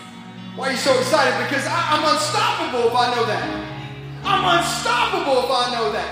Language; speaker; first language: English; native; English